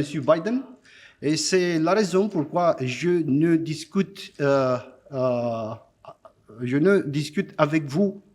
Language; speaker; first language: French; non-native, fluent; Romanian